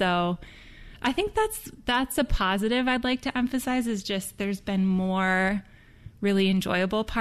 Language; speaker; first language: English; native; English